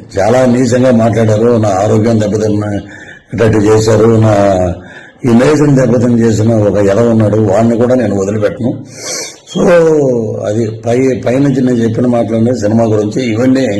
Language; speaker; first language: Telugu; native; Telugu